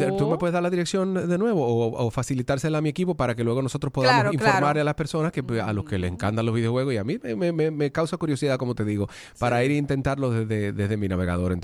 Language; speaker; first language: Spanish; native; Spanish